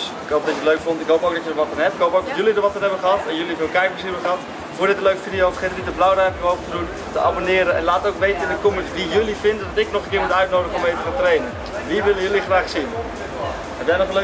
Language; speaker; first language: Dutch; native; Dutch